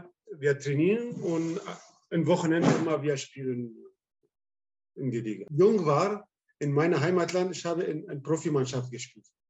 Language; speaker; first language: German; non-native, learner; Arabic